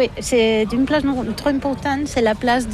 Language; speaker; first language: French; non-native, learner; Catalan